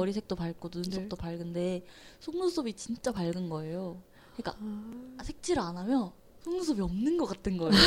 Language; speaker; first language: Korean; non-native, learner; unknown